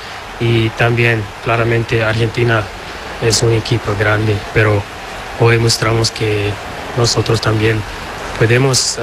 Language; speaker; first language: Spanish; non-native, learner; Portuguese